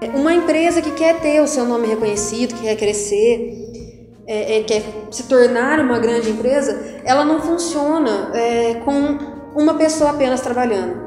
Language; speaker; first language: Portuguese; native; Portuguese